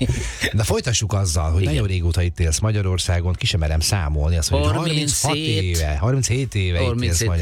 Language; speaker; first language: Hungarian; native; Hungarian